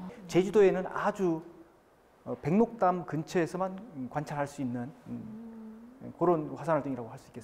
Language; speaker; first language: Korean; native; Korean